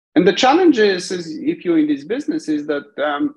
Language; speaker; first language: English; non-native, fluent; Bulgarian